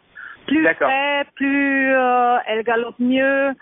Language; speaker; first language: French; non-native, learner; German